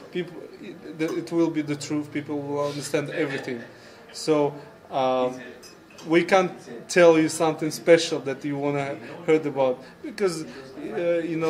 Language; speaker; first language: English; non-native, fluent; Russian